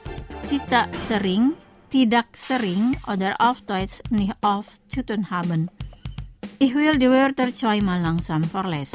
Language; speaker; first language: German; non-native, fluent; Indonesian